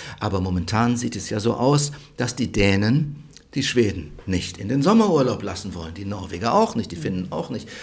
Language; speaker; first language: German; native; German